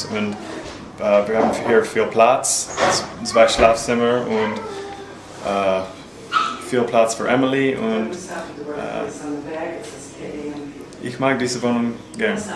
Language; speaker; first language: German; non-native, learner; English